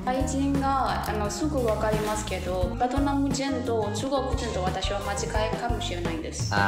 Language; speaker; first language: Japanese; non-native, fluent; Burmese